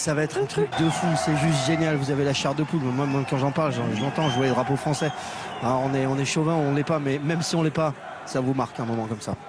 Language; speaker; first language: French; native; French